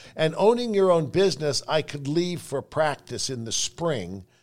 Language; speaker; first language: English; native; English